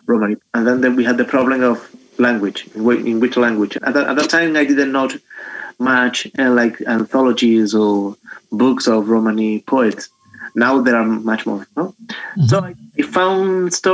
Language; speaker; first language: English; non-native, fluent; Spanish